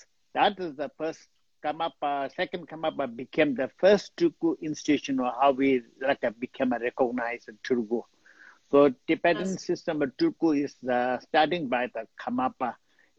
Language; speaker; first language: English; non-native, local second language; Tibetan